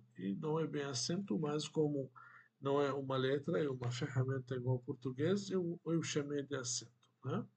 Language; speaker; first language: Portuguese; non-native, fluent; Arabic